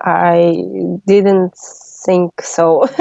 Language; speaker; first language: English; non-native, learner; Russian